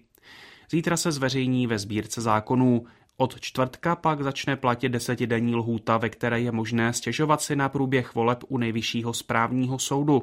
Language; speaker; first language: Czech; native; Czech